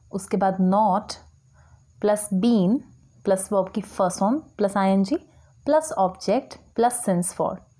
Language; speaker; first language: Hindi; native; Hindi